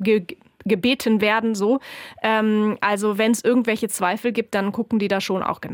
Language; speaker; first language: German; native; German